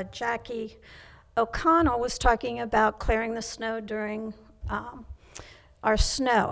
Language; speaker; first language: English; native; English